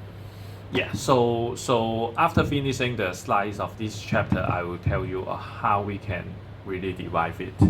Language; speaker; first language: English; non-native, fluent; Chinese